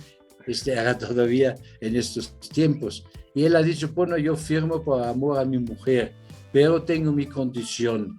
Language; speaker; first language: Spanish; non-native, fluent; German